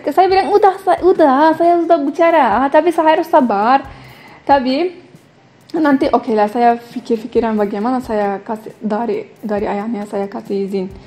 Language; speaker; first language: Indonesian; non-native, learner; Turkish